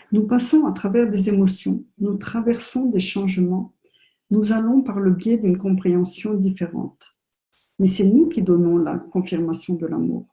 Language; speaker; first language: French; native; French